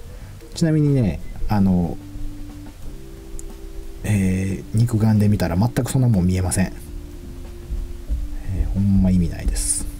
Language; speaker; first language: Japanese; native; Japanese